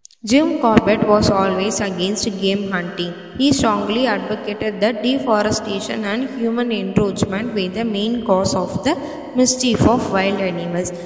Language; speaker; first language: English; non-native, local second language; Tamil